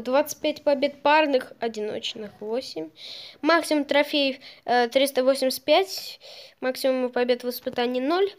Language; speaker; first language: Russian; native; Russian